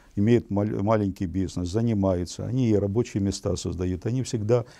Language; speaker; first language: Russian; non-native, local second language; Ukrainian